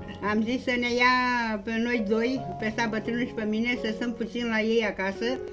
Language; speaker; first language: Romanian; early bilingual, other home language; Bulgarian